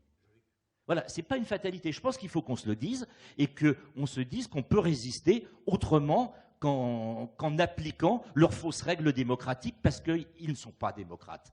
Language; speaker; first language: French; native; French